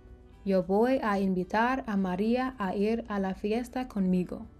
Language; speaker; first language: Spanish; non-native, learner; English